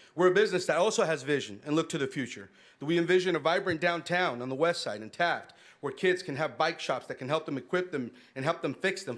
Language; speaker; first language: English; early bilingual, other home language; Spanish